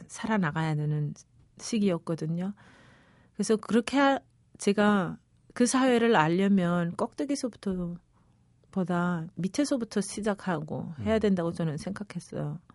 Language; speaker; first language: Korean; early bilingual, other home language; Spanish